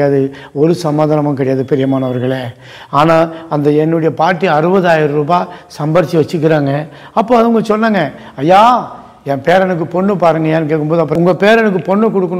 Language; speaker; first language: Tamil; native; Tamil